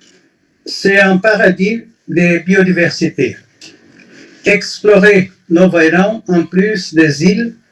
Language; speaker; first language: French; non-native, fluent; Portuguese